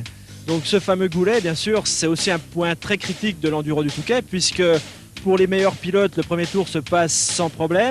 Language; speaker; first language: French; native; French